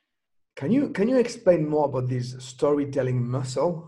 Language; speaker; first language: English; non-native, fluent; French